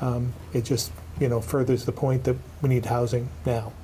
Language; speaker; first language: English; native; English